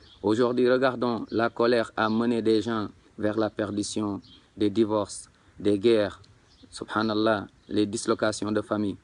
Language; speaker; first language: French; non-native, local second language; Wolof